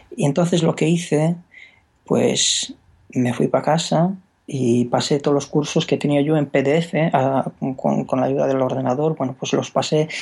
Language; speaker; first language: Spanish; non-native, fluent; Romanian